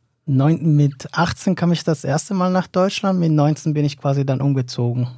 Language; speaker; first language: German; non-native, fluent; Spanish